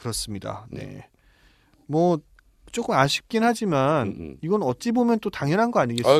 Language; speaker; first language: Korean; native; Korean